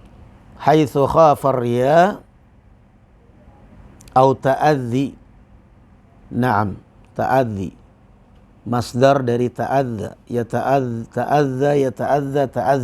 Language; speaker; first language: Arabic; non-native, fluent; Indonesian